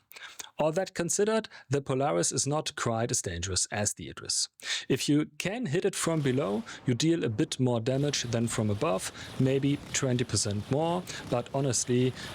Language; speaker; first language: English; non-native, fluent; German